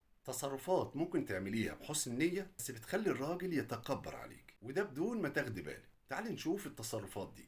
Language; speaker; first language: Arabic; native; Arabic